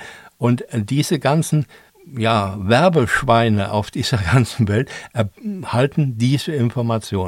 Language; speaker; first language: German; native; German